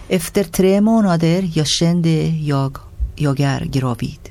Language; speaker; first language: Swedish; non-native, learner; Persian